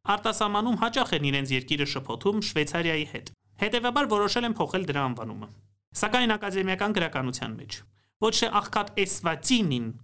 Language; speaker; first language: Armenian; native; Armenian